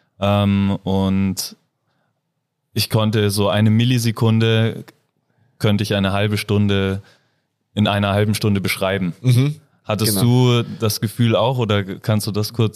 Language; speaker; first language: German; native; German